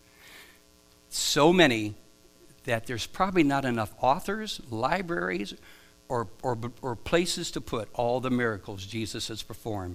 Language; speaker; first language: English; native; English